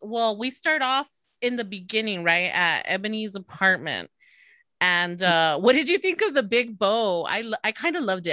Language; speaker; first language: English; early bilingual, other home language; Spanish